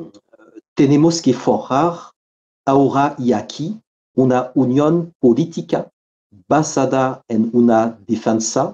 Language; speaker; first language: Spanish; non-native, fluent; French